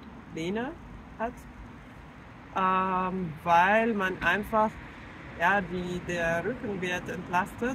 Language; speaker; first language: German; non-native, fluent; Finnish